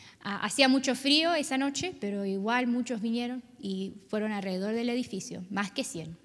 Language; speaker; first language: Spanish; non-native, fluent; English